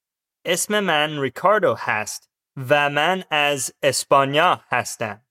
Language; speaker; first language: Persian; non-native, learner; English